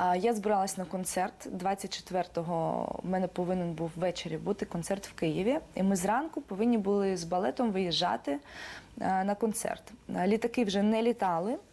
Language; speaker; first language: Ukrainian; non-native, local second language; Russian